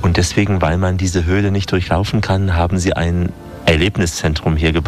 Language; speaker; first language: German; native; German